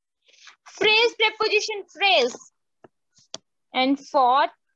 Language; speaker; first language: English; non-native, local second language; Hindi